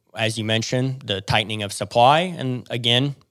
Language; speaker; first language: English; native; English